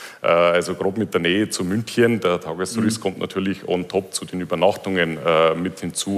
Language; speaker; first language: German; native; German